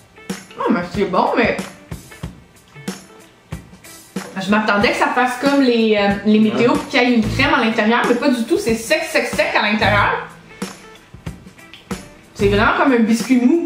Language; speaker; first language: French; native; French